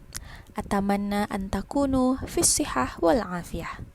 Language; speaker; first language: Arabic; non-native, fluent; Indonesian